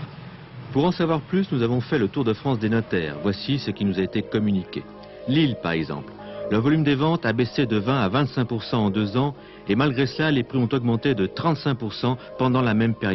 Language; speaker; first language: French; native; French